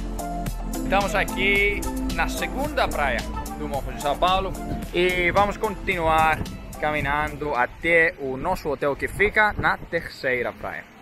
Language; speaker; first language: Portuguese; non-native, fluent; Greek